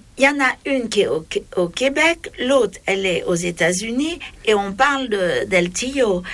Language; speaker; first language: French; native; French